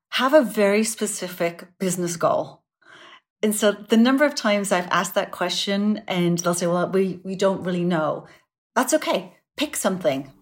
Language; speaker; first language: English; native; English